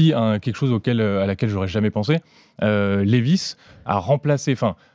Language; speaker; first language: French; native; French